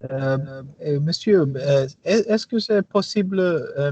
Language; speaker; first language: French; non-native, learner; English